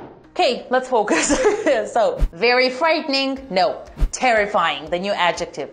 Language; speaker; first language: English; non-native, fluent; Romanian